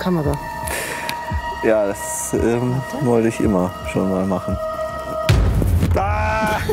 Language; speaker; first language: German; native; German